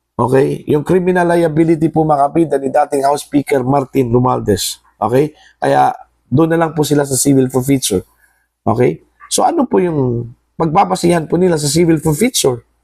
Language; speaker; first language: Filipino; non-native, local second language; Cebuano